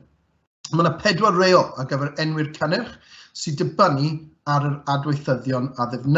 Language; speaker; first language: Welsh; native; Welsh